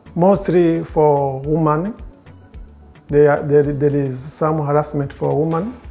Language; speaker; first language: English; non-native, local second language; Kinyarwanda